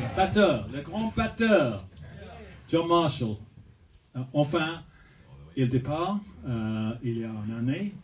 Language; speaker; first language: French; non-native, learner; English